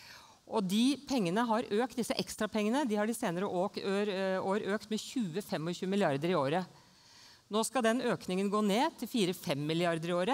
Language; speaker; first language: Norwegian; native; Norwegian